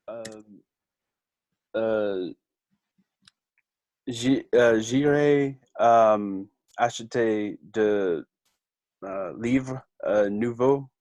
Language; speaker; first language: French; non-native, learner; English